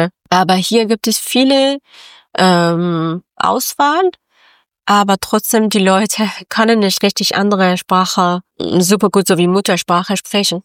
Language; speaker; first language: German; non-native, learner; Persian